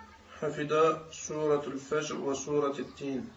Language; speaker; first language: Arabic; non-native, learner; French